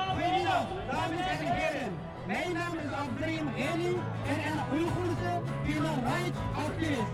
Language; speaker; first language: Dutch; non-native, learner; Uyghur